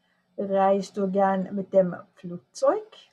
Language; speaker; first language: German; non-native, fluent; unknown